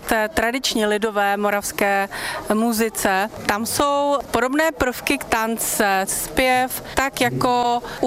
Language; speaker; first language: Czech; native; Czech